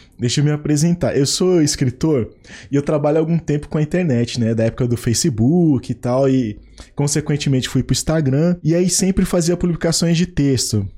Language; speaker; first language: Portuguese; native; Portuguese